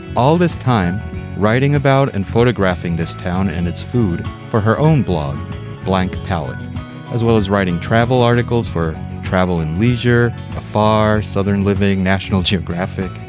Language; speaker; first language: English; early bilingual, heritage; English